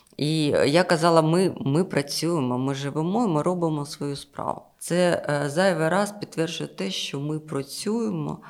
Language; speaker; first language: Ukrainian; non-native, local second language; Russian